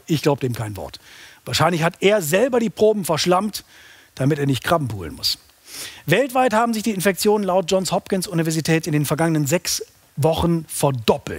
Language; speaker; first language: German; native; German